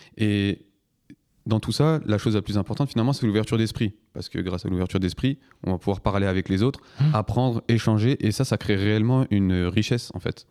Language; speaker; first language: French; early bilingual, other home language; Turkish